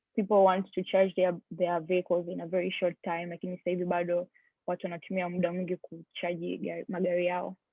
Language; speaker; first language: English; non-native, local second language; Swahili